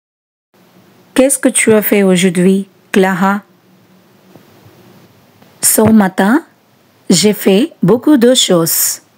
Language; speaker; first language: French; non-native, fluent; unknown